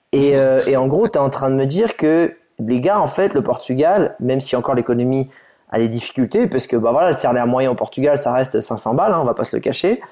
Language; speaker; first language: French; native; French